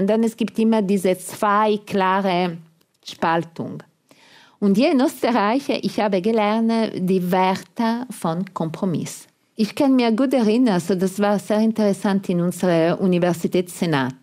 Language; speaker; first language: German; non-native, fluent; Italian